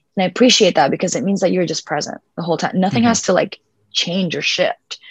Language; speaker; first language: English; early bilingual, other home language; Spanish